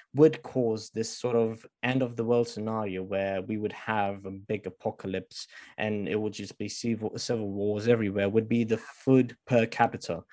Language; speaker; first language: English; non-native, fluent; Romanian